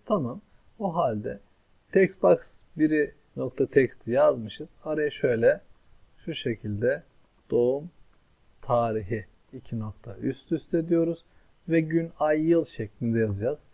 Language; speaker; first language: Turkish; native; Turkish